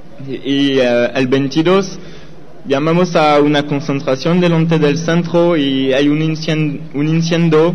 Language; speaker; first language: Spanish; non-native, learner; French